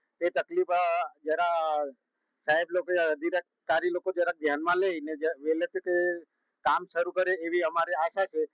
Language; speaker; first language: Gujarati; non-native, local second language; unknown